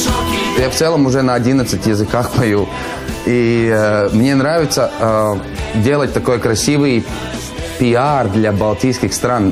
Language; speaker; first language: Russian; non-native, fluent; Latvian